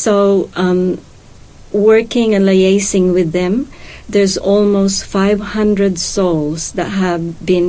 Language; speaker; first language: English; non-native, local second language; Hiligaynon